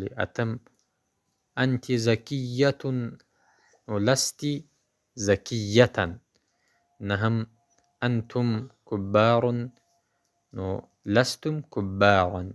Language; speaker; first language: Arabic; non-native, fluent; Pashto